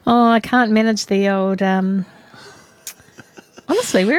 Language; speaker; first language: English; native; English